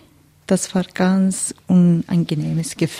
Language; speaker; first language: German; non-native, learner; Persian